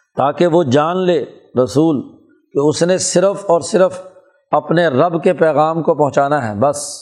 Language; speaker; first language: Urdu; non-native, local second language; Punjabi